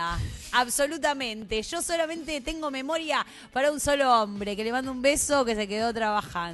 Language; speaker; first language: Spanish; native; Spanish